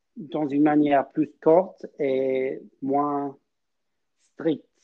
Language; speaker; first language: French; non-native, learner; English